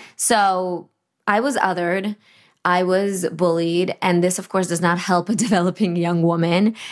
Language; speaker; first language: English; early bilingual, other home language; Russian